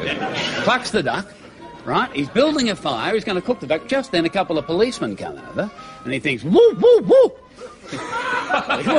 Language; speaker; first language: English; native; English